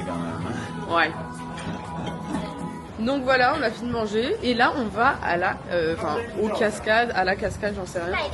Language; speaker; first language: French; native; French